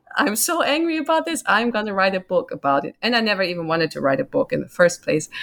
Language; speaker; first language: English; non-native, fluent; German